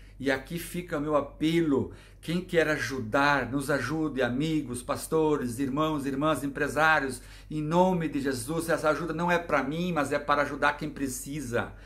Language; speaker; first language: Portuguese; native; Portuguese